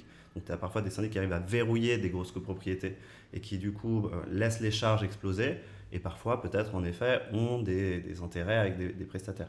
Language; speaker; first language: French; native; French